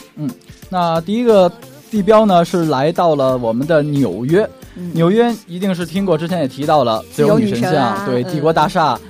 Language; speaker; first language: Chinese; native; Chinese